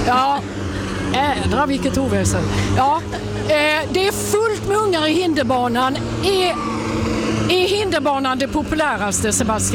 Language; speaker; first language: Swedish; native; Swedish